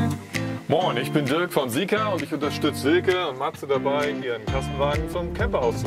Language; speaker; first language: German; native; German